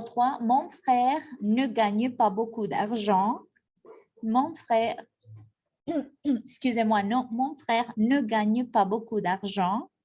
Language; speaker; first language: French; non-native, fluent; Spanish